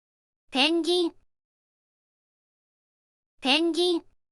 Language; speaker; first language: Japanese; native; Japanese